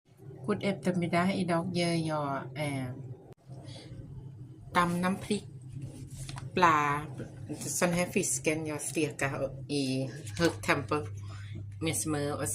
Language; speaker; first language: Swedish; non-native, learner; Thai